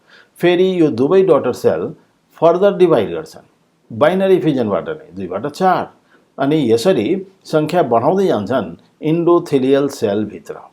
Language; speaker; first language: Nepali; native; Nepali